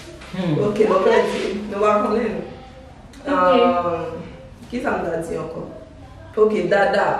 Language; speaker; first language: French; non-native, learner; Haitian Creole